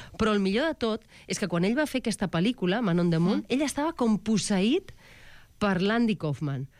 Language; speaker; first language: Catalan; native; Catalan